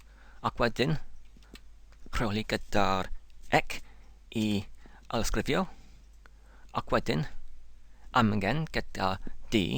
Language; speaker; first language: Welsh; non-native, learner; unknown